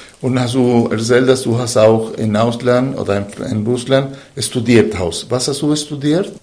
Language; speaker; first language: German; non-native, fluent; Spanish